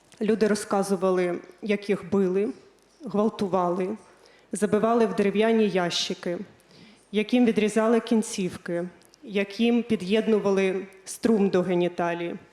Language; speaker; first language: Ukrainian; native; Ukrainian